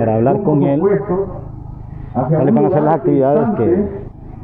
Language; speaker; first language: Spanish; native; Spanish